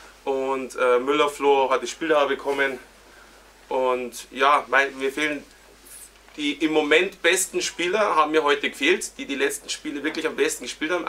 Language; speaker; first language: German; native; German